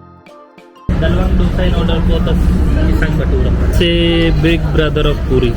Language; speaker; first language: Filipino; non-native, learner; Punjabi